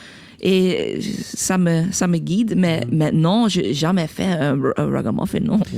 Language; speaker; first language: French; non-native, local second language; Dutch